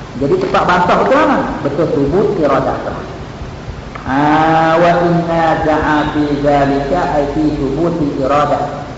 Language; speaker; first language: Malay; native; Malay